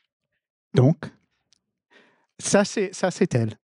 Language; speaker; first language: French; non-native, fluent; English